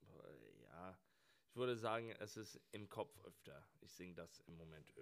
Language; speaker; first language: German; non-native, learner; English